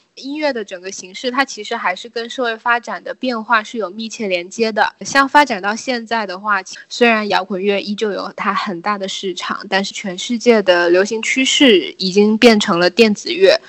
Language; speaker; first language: Chinese; native; Chinese